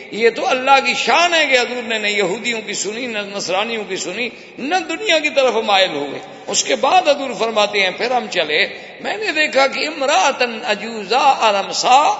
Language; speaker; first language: Urdu; native; Urdu